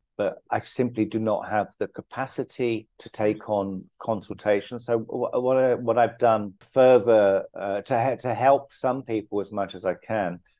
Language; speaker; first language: English; native; English